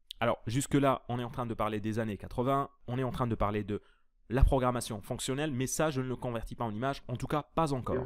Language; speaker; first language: French; native; French